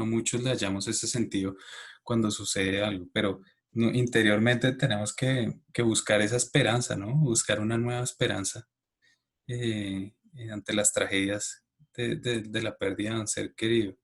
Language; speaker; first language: Spanish; native; Spanish